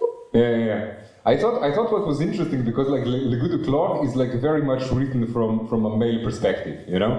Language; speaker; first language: English; non-native, fluent; Slovenian